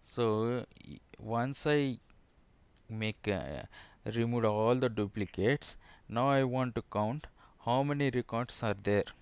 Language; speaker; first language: English; non-native, local second language; Telugu